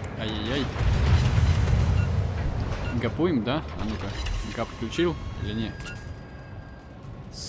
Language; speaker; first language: Russian; native; Russian